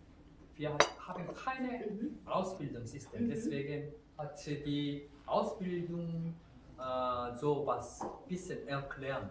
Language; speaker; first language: German; non-native, learner; Korean